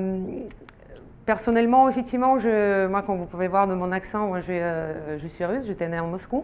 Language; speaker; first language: French; non-native, fluent; Russian